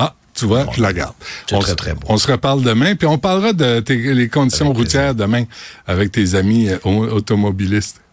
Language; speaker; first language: French; native; French